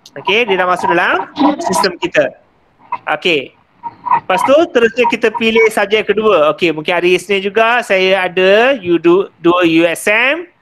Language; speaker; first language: Malay; non-native, local second language; Tamil